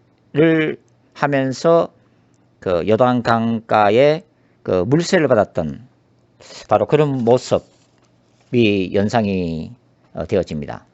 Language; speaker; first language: Korean; native; Korean